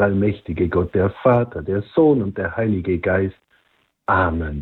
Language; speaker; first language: German; native; German